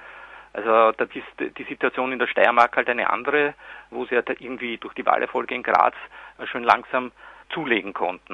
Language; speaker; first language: German; native; German